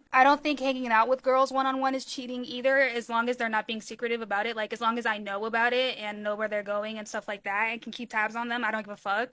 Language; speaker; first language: English; native; English